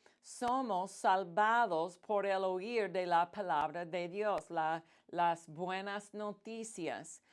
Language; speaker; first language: Spanish; non-native, fluent; English